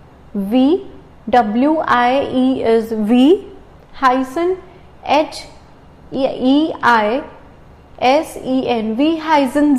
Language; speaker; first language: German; non-native, learner; Hindi